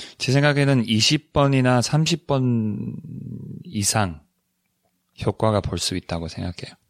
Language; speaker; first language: Korean; non-native, fluent; English